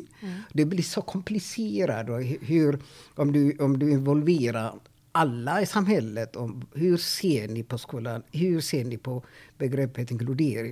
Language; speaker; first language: Swedish; non-native, fluent; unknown